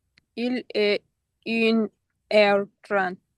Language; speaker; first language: French; non-native, learner; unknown